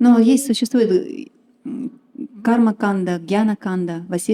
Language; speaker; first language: Russian; native; Russian